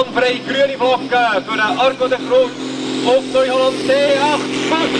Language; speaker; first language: German; native; German